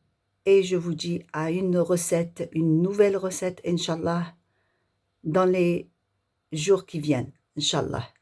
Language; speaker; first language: French; non-native, local second language; Arabic